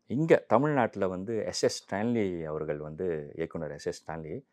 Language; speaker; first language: Tamil; early bilingual, heritage; Tamil